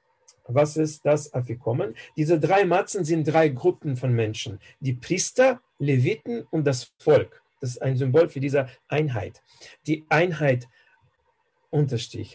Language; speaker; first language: German; non-native, fluent; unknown